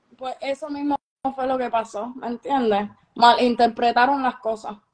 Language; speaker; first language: Spanish; native; Spanish